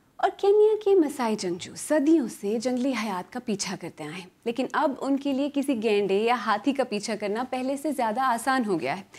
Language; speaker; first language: Urdu; native; Urdu